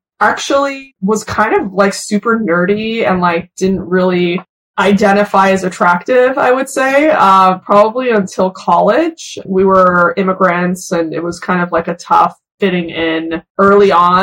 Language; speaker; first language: English; early bilingual, other home language; Persian